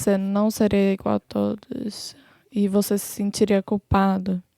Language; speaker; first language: Portuguese; non-native, fluent; English